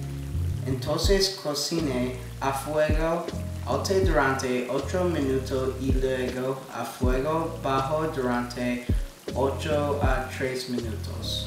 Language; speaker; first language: Spanish; non-native, learner; English